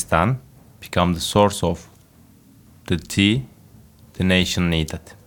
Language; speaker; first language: English; non-native, fluent; Turkish